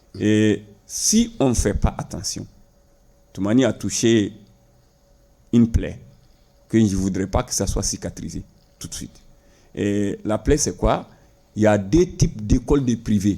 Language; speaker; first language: French; non-native, local second language; Bambara